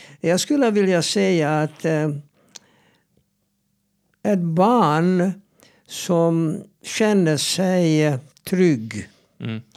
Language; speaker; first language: Swedish; non-native, fluent; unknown